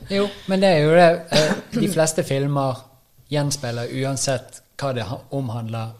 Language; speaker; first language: Norwegian; native; Norwegian